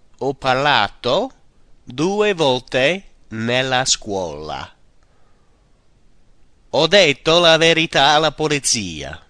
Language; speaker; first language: Italian; non-native, fluent; English